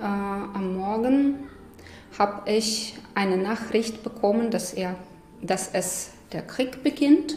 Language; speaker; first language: German; non-native, fluent; Ukrainian